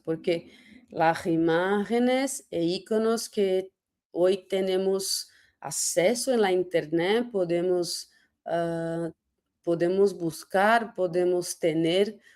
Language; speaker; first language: Spanish; non-native, fluent; Portuguese